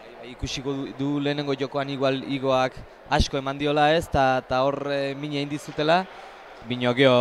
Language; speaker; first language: Basque; native; Basque